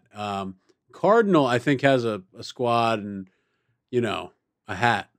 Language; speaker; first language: English; native; English